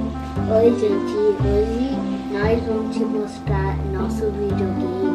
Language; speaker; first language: Portuguese; early bilingual, heritage; Portuguese